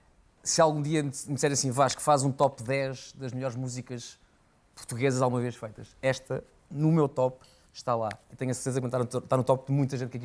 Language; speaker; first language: Portuguese; native; Portuguese